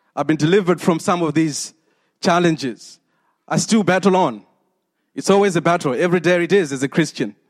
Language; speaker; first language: English; non-native, local second language; Shona